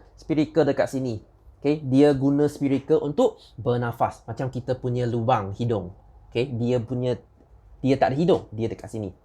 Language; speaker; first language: Malay; non-native, local second language; Chinese